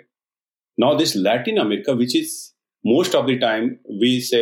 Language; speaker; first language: English; non-native, local second language; Hindi